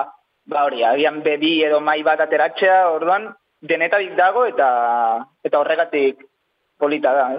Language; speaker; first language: Basque; non-native, learner; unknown